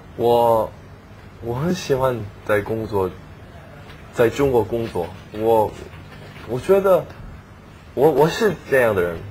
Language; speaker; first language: Chinese; non-native, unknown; English